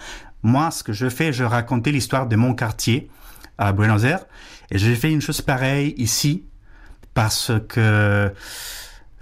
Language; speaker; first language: French; non-native, fluent; Spanish